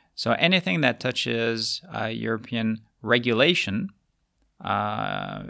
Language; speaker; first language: English; non-native, fluent; French